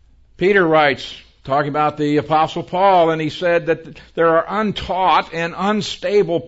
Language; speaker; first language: English; native; English